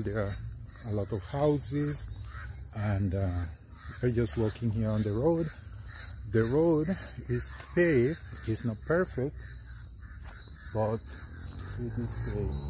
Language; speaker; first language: English; non-native, fluent; Spanish